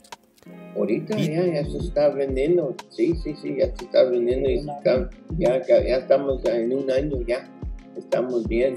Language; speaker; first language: Spanish; early bilingual, heritage; Spanish